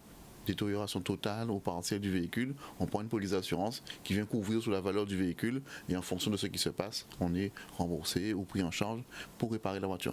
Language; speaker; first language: French; native; French